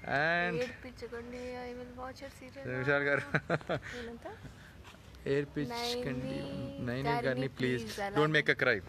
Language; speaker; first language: Telugu; non-native, learner; Arabic